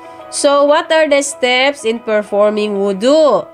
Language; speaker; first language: English; non-native, local second language; Tausug